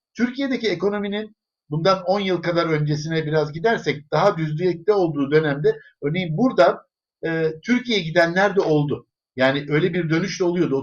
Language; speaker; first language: Turkish; early bilingual, other home language; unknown